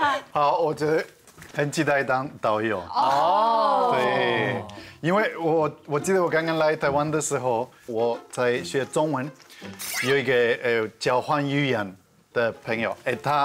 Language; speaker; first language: Chinese; non-native, fluent; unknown